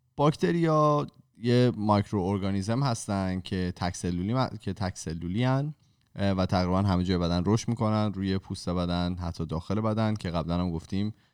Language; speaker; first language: Persian; native; Persian